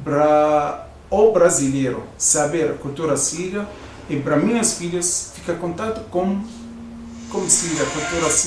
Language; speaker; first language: Portuguese; non-native, learner; Arabic